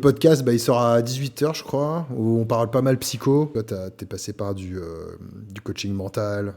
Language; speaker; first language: French; native; French